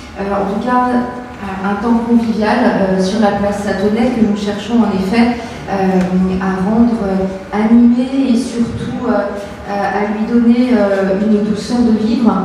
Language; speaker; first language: French; native; French